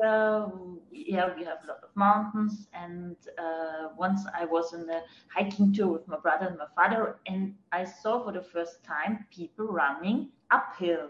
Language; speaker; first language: English; non-native, fluent; German